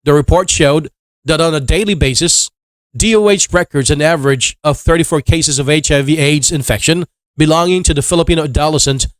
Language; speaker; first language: English; non-native, local second language; Filipino